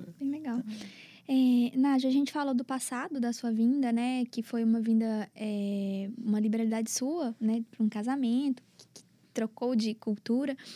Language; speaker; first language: Portuguese; native; Portuguese